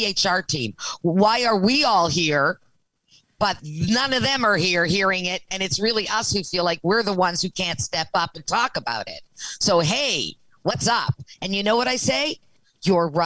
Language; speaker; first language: English; native; English